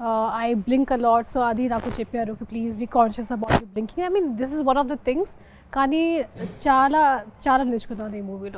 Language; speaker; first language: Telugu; non-native, local second language; Hindi